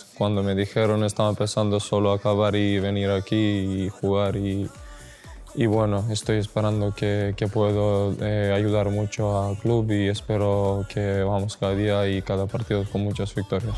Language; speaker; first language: Spanish; non-native, fluent; Serbian